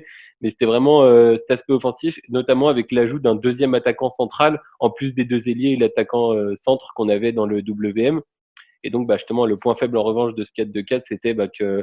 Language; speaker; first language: French; native; French